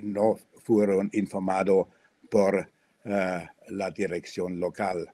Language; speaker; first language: Spanish; non-native, fluent; German